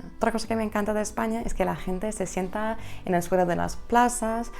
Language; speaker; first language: Spanish; non-native, fluent; English